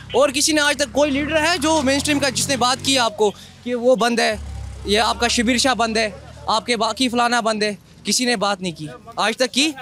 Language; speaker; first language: Hindi; native; Hindi